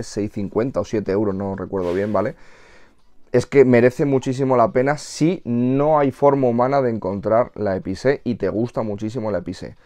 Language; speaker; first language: Spanish; native; Spanish